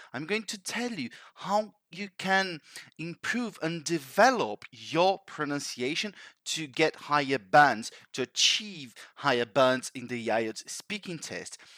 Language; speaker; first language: English; non-native, fluent; Portuguese